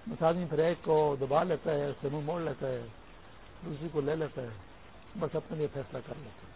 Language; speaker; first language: Urdu; non-native, local second language; Pashto